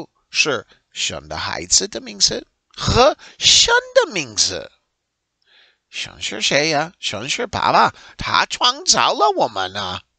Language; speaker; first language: Chinese; non-native, learner; English